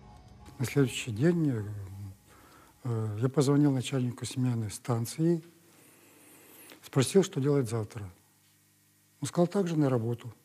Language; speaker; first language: Russian; native; Russian